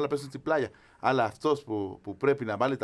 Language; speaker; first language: Greek; non-native, fluent; Spanish